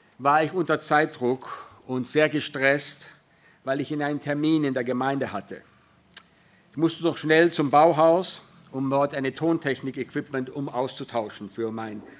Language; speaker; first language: German; early bilingual, other home language; English